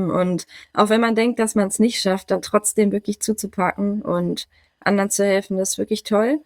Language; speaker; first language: German; native; German